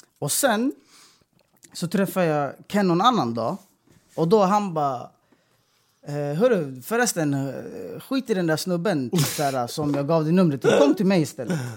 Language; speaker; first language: Swedish; early bilingual, other home language; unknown